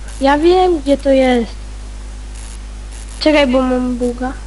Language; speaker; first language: Polish; native; Polish